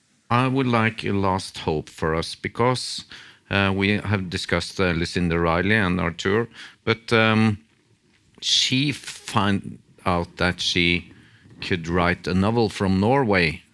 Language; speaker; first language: English; non-native, fluent; Norwegian